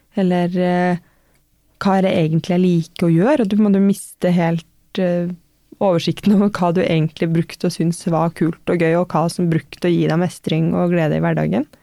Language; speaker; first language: Norwegian; native; Norwegian